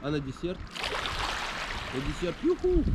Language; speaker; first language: Russian; native; Russian